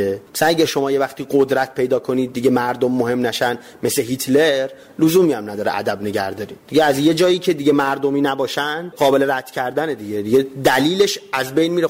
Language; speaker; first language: Persian; native; Persian